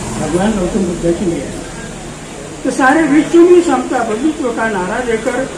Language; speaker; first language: Hindi; non-native, local second language; Marathi